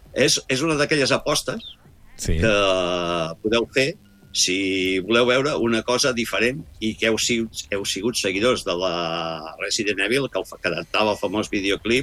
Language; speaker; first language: Catalan; native; Catalan